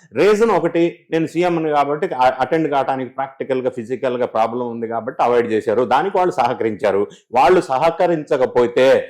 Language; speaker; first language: Telugu; native; Telugu